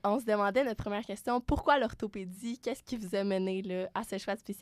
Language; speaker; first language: French; native; French